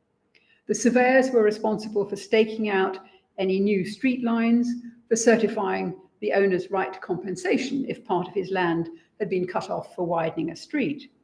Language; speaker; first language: English; native; English